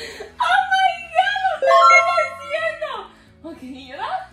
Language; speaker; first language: Spanish; early bilingual, heritage; Spanish